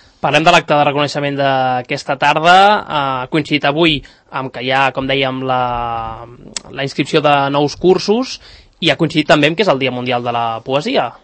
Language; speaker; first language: Catalan; native; Catalan